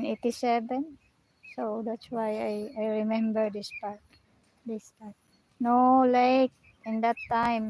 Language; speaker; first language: English; non-native, local second language; Filipino